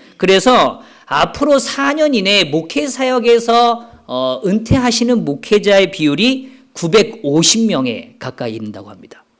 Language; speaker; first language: Korean; native; Korean